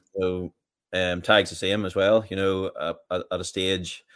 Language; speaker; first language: English; native; English